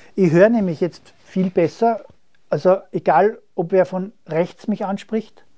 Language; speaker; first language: German; native; German